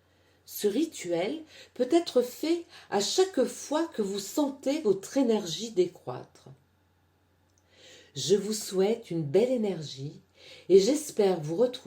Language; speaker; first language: French; native; French